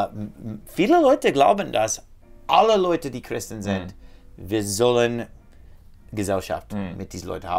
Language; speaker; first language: German; non-native, fluent; English